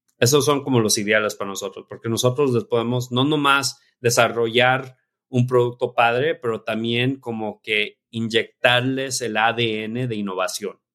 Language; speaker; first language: Spanish; early bilingual, heritage; Spanish